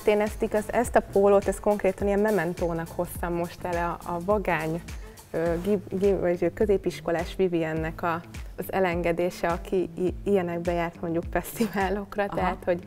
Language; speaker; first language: Hungarian; native; Hungarian